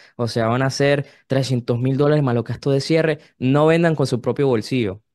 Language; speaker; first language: Spanish; early bilingual, heritage; Spanish